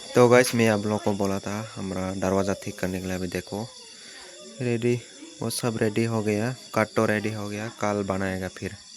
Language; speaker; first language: Hindi; non-native, local second language; Kok Borok